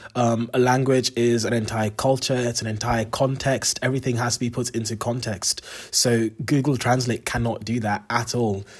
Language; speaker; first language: English; native; English